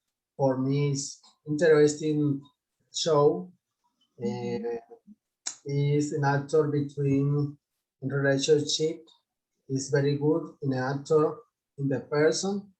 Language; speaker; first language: English; non-native, learner; Spanish